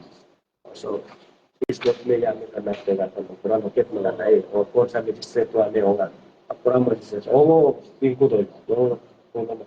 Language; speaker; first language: Hindi; non-native, local second language; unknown